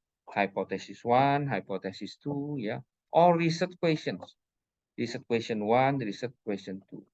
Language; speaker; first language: English; non-native, fluent; Indonesian